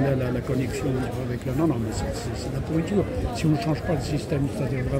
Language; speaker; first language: French; native; French